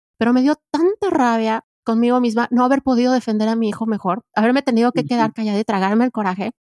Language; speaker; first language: Spanish; native; Spanish